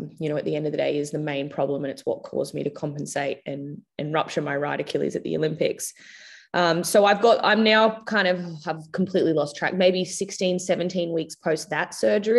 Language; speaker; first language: English; native; English